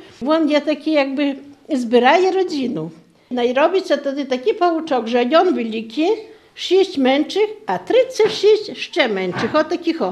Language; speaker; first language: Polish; non-native, local second language; Ukrainian